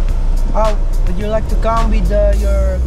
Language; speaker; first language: English; non-native, learner; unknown